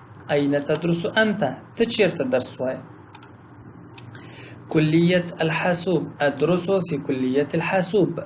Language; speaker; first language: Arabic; non-native, fluent; Pashto